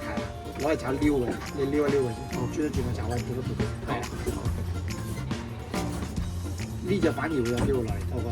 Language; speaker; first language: Chinese; native; Chinese